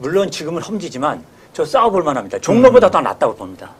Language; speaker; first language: Korean; native; Korean